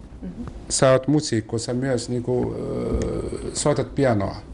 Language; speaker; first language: Finnish; non-native, learner; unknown